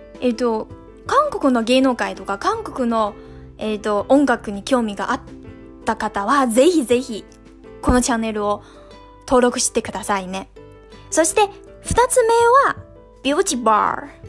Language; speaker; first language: Japanese; non-native, fluent; Chinese